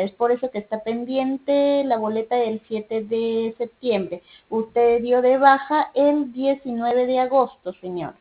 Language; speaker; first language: Spanish; native; Spanish